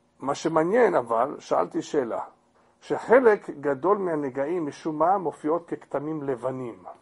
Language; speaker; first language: Hebrew; non-native, fluent; English